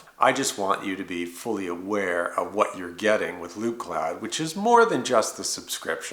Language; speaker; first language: English; native; English